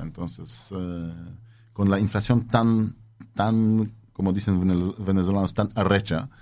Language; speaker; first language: Spanish; non-native, fluent; Polish